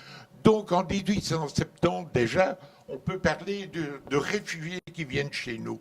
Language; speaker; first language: French; native; French